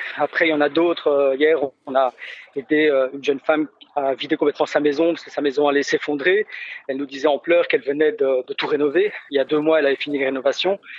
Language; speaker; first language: French; native; French